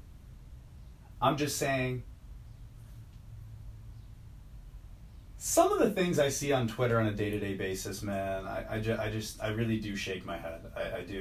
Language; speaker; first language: English; native; English